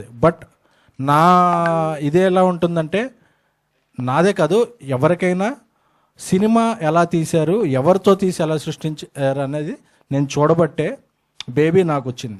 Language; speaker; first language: Telugu; native; Telugu